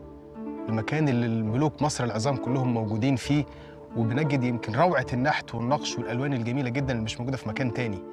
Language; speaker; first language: Arabic; native; Arabic